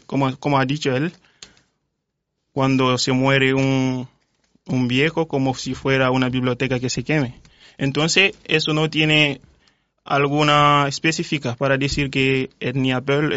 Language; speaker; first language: Spanish; non-native, fluent; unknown